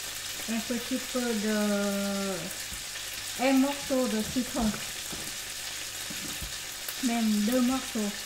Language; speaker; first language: French; non-native, learner; Vietnamese